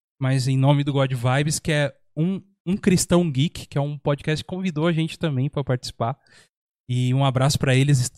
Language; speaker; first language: Portuguese; native; Portuguese